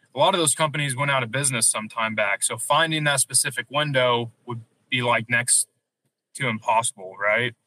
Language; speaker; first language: English; native; English